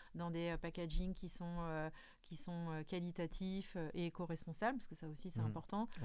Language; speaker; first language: French; native; French